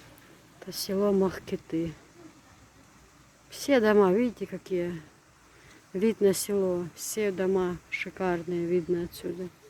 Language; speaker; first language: Russian; non-native, local second language; Chechen